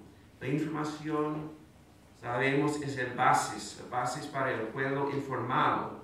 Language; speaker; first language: Spanish; non-native, fluent; English